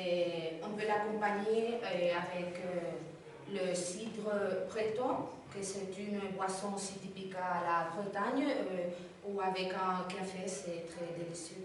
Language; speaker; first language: French; non-native, learner; Spanish